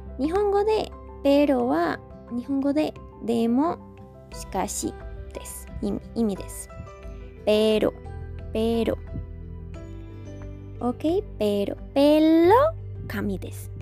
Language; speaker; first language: Japanese; non-native, learner; Spanish